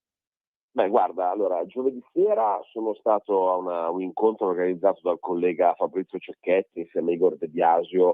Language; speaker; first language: Italian; native; Italian